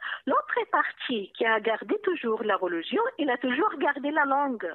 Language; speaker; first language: French; non-native, fluent; Arabic